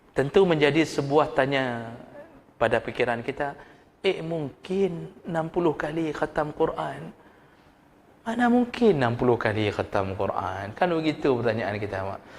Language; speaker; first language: Malay; non-native, local second language; Achinese